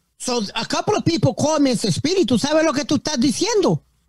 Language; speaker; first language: Spanish; early bilingual, heritage; Spanish